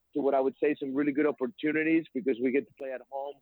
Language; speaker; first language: English; non-native, fluent; Spanish